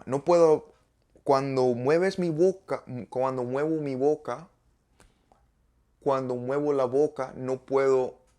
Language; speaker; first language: Spanish; non-native, learner; English